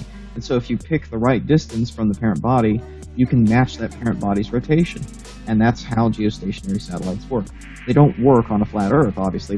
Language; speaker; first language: English; native; English